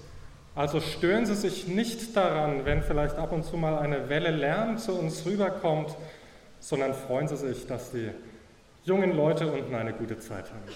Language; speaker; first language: German; native; German